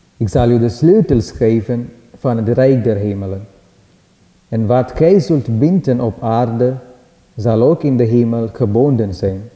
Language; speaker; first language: Dutch; non-native, fluent; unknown